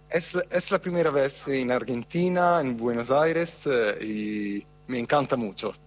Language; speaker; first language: Spanish; non-native, fluent; Italian